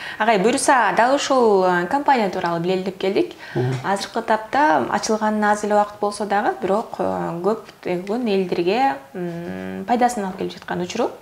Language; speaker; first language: Kyrgyz; native; Kyrgyz